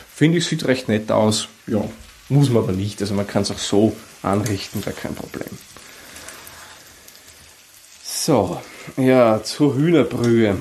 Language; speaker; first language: German; native; German